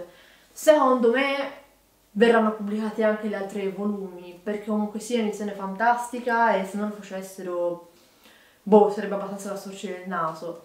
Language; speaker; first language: Italian; native; Italian